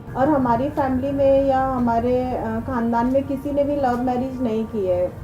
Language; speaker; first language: Hindi; native; Hindi